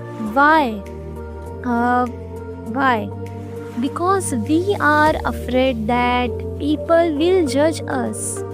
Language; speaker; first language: English; non-native, fluent; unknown